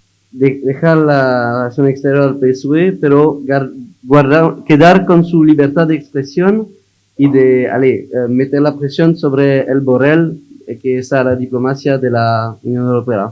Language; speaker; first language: Spanish; non-native, learner; French